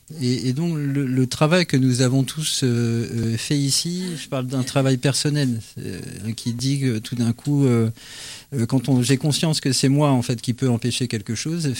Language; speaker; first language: French; native; French